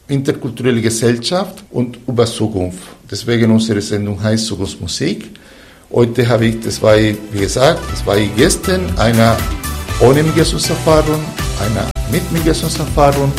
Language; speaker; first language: German; non-native, fluent; Spanish